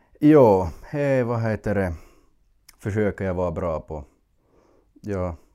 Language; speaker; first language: Swedish; native; Swedish